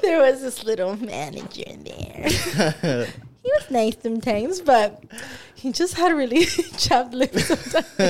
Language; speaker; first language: English; early bilingual, other home language; Spanish